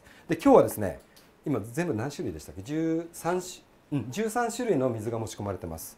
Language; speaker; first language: Japanese; native; Japanese